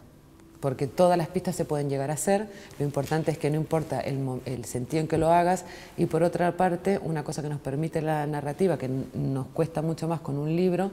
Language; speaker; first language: Spanish; native; Spanish